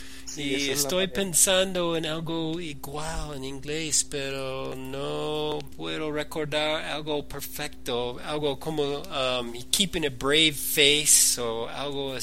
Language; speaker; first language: Spanish; non-native, learner; English